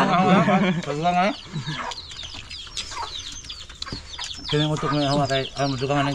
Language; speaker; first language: Filipino; non-native, local second language; Cebuano